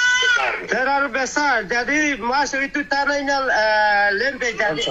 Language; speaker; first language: Indonesian; non-native, local second language; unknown